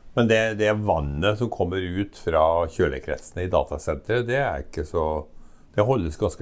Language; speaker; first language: Norwegian; native; Norwegian